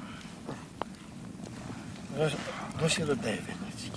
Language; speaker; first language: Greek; non-native, local second language; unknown